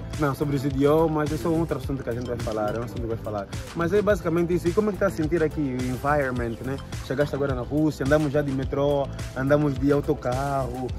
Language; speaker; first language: Portuguese; native; Portuguese